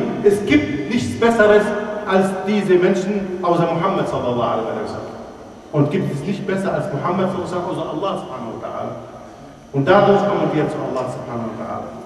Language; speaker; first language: German; non-native, fluent; Arabic